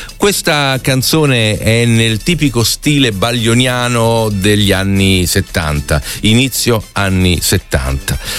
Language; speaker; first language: Italian; native; Italian